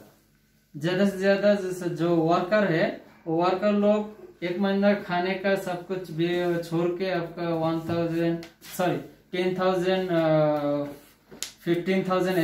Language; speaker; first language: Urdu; non-native, local second language; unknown